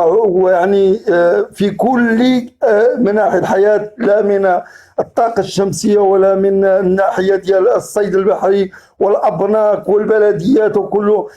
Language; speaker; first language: Arabic; native; Arabic